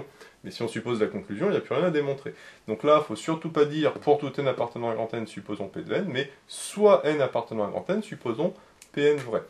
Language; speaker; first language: French; native; French